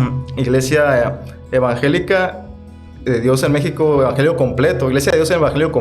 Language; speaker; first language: Spanish; native; Spanish